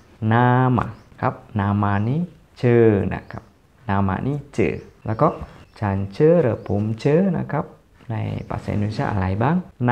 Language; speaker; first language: Thai; non-native, fluent; Indonesian